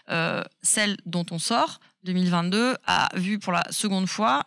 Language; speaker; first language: French; native; French